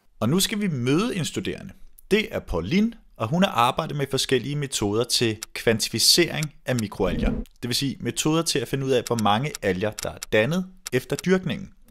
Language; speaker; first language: Danish; native; Danish